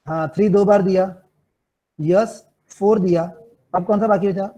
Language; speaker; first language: Hindi; non-native, local second language; Gujarati